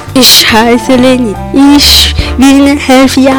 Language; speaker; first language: German; non-native, learner; French